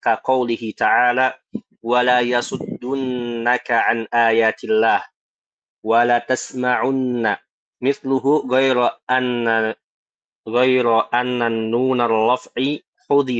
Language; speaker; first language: Arabic; non-native, learner; Indonesian